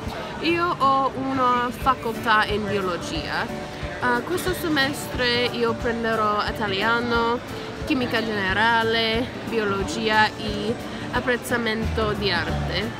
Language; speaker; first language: Italian; non-native, learner; English